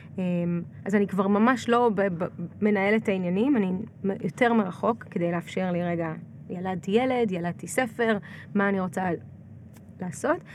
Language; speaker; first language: Hebrew; early bilingual, other home language; Russian